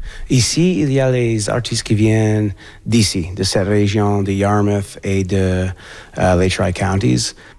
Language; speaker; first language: French; non-native, fluent; English